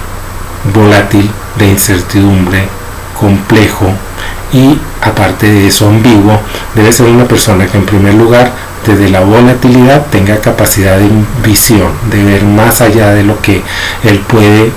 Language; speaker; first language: Spanish; native; Spanish